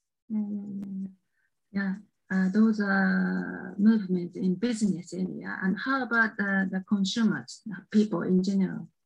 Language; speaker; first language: English; non-native, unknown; Japanese